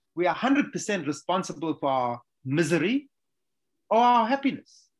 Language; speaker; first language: English; native; English